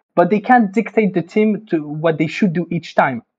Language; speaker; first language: English; non-native, fluent; French